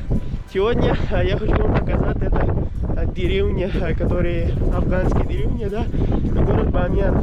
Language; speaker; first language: Russian; non-native, learner; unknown